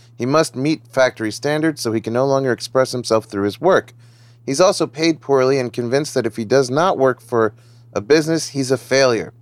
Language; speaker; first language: English; native; English